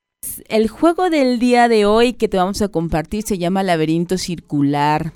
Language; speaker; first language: Spanish; native; Spanish